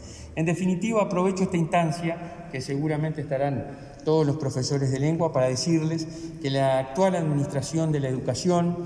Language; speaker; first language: Spanish; native; Spanish